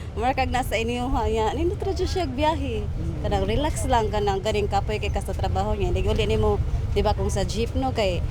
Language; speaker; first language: Cebuano; native; Cebuano